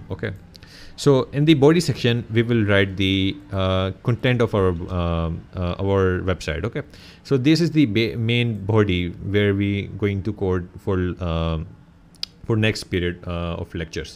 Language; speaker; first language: English; non-native, local second language; Urdu